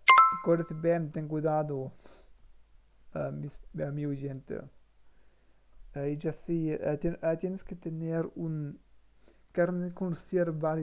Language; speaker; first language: Spanish; non-native, learner; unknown